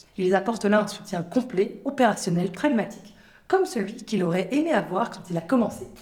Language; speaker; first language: French; native; French